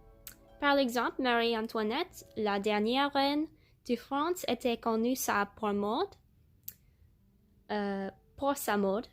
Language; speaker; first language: French; non-native, learner; English